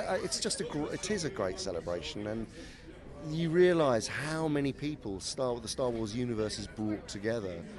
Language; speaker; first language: English; native; English